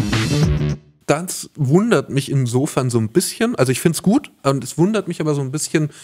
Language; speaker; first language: German; native; German